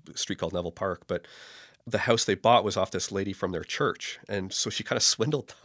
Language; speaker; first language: English; native; English